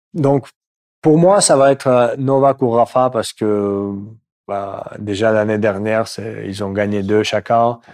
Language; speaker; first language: French; non-native, fluent; Russian